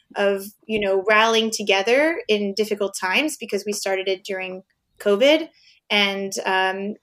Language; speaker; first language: English; native; English